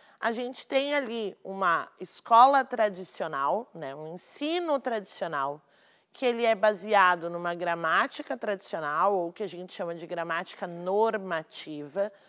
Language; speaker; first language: Portuguese; native; Portuguese